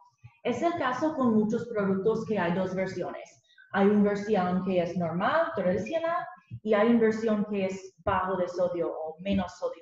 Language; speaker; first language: Spanish; non-native, learner; English